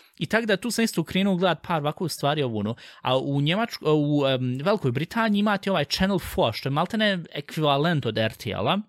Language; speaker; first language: Bosnian; early bilingual, heritage; Bosnian